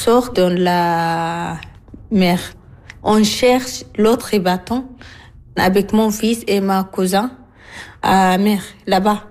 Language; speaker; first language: French; non-native, learner; Arabic